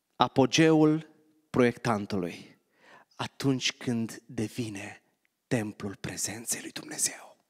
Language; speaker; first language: Romanian; native; Romanian